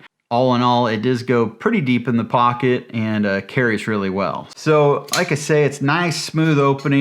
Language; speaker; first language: English; native; English